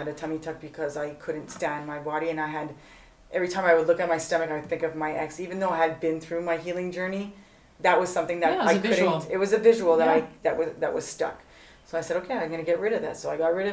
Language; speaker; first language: English; native; English